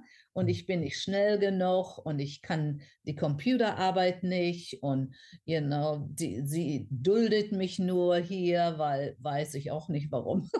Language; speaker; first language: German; non-native, fluent; English